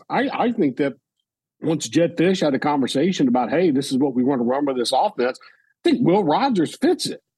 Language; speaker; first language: English; native; English